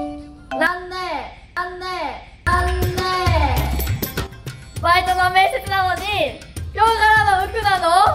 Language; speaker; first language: Japanese; native; Japanese